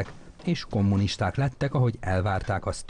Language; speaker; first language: Hungarian; native; Hungarian